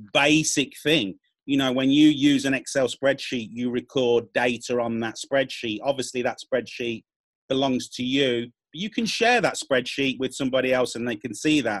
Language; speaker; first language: English; native; English